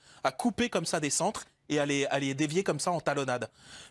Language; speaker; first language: French; native; French